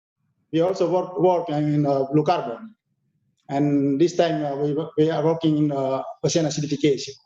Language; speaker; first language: English; non-native, learner; Indonesian